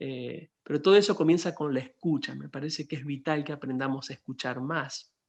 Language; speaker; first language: Spanish; native; Spanish